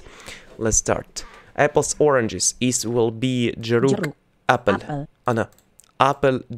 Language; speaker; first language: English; non-native, learner; Russian